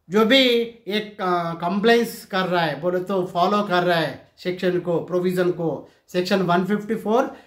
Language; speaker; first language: Hindi; non-native, local second language; Telugu